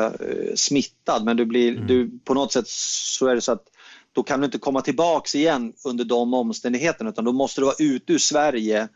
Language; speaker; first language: Swedish; native; Swedish